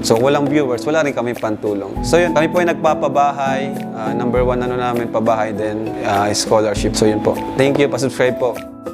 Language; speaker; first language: Filipino; non-native, local second language; Bikol